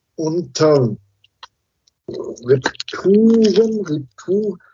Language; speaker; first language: German; native; German